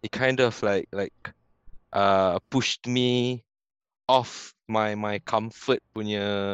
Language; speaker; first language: English; non-native, local second language; Malay